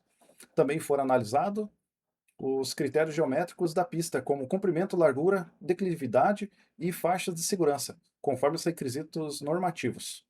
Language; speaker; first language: Portuguese; native; Portuguese